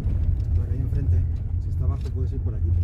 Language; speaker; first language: Spanish; native; Spanish